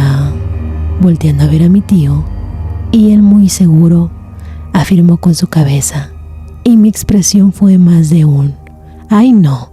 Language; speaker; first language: Spanish; native; Spanish